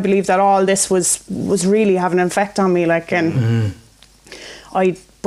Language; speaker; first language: English; native; English